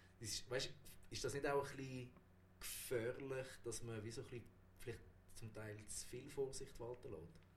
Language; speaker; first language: German; native; German